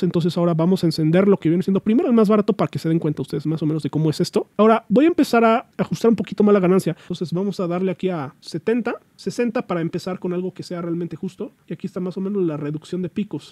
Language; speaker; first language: Spanish; native; Spanish